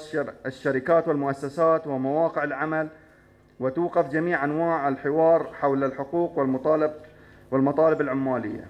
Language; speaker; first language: Arabic; native; Arabic